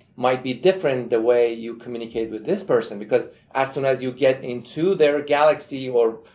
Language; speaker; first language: English; non-native, fluent; Persian